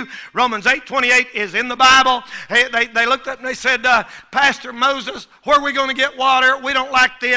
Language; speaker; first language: English; native; English